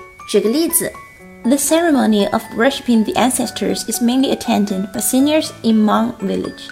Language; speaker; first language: English; non-native, fluent; Chinese